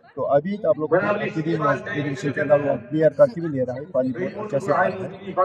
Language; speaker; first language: Hindi; non-native, learner; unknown